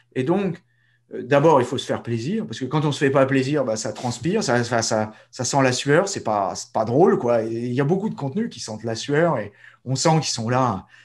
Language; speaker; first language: French; native; French